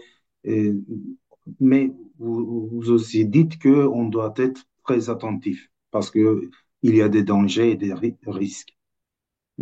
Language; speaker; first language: French; non-native, fluent; Turkish